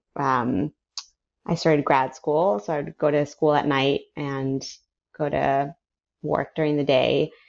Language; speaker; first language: English; early bilingual, other home language; Spanish